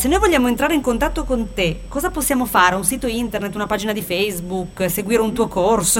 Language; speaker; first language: Italian; native; Italian